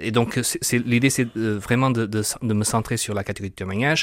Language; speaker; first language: French; non-native, fluent; Portuguese